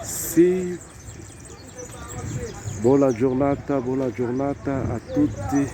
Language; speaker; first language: Italian; non-native, learner; Lingala